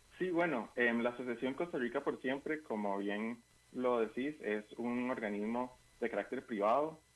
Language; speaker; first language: Spanish; native; Spanish